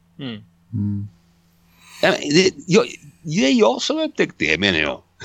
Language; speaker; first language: Swedish; non-native, fluent; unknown